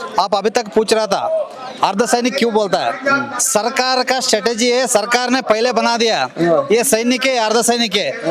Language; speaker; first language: Hindi; non-native, local second language; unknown